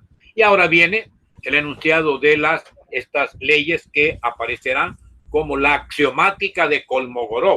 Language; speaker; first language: Spanish; native; Spanish